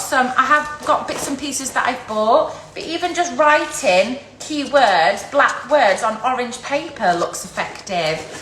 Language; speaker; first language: English; native; English